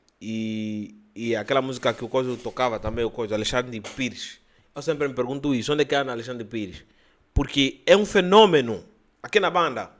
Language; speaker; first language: Portuguese; native; Portuguese